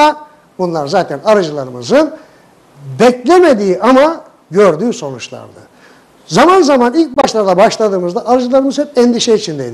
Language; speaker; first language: Turkish; native; Turkish